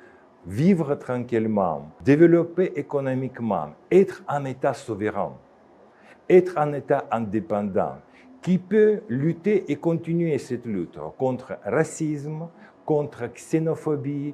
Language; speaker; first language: French; non-native, fluent; Russian